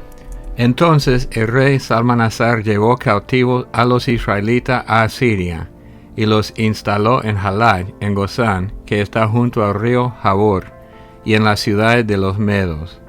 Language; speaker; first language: Spanish; native; Spanish